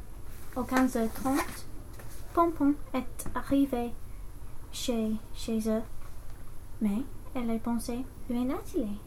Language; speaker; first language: French; non-native, learner; English